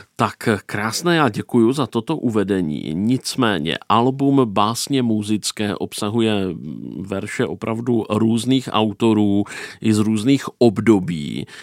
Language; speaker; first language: Czech; native; Czech